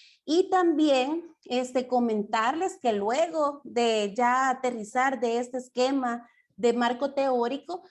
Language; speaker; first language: Spanish; native; Spanish